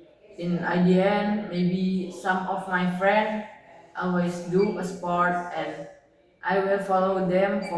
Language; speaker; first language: English; non-native, learner; Indonesian